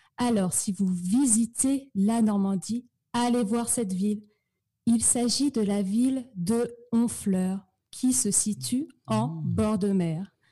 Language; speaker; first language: French; native; French